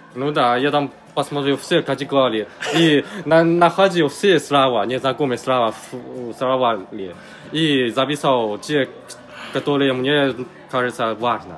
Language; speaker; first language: Russian; non-native, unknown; Chinese